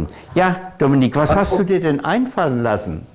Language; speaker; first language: German; native; German